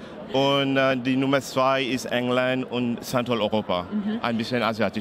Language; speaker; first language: German; non-native, learner; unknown